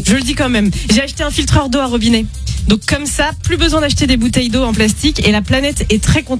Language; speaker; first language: French; native; French